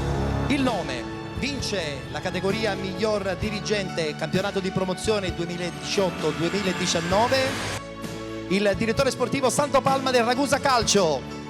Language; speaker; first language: Italian; native; Italian